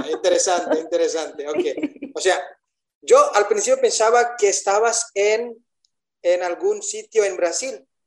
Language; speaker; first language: Spanish; non-native, fluent; Indonesian